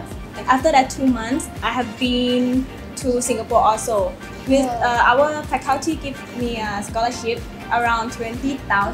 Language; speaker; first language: English; non-native, learner; Thai